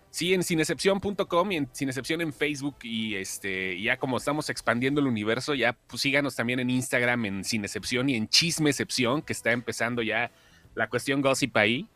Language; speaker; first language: Spanish; native; Spanish